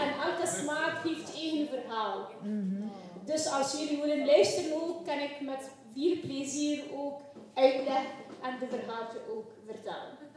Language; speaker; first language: Dutch; non-native, learner; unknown